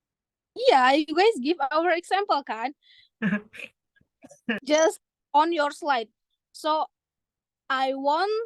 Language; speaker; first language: English; non-native, learner; Indonesian